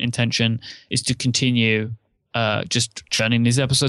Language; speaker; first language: English; native; English